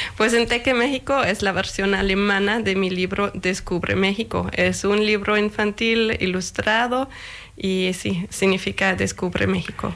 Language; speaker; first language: Spanish; non-native, fluent; German